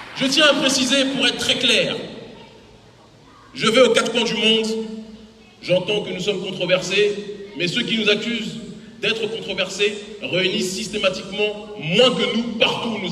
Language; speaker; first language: French; native; French